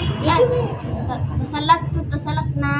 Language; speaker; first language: Arabic; non-native, learner; Indonesian